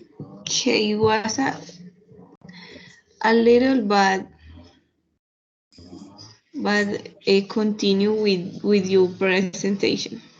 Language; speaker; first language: English; non-native, fluent; Spanish